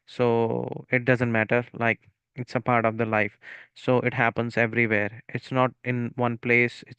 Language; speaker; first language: English; non-native, local second language; Punjabi